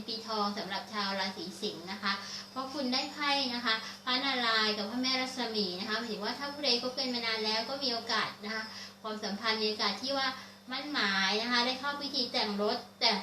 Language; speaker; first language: Thai; native; Thai